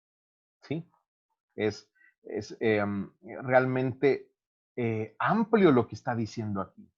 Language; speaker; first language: Spanish; native; Spanish